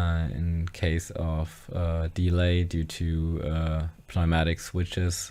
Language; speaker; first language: English; non-native, fluent; German